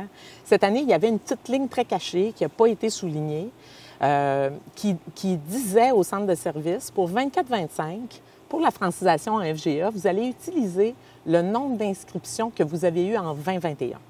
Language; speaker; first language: French; native; French